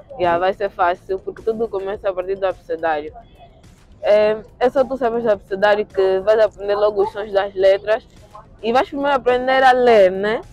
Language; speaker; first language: Portuguese; native; Portuguese